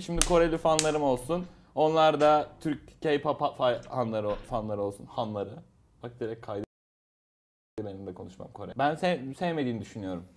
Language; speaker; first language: Turkish; native; Turkish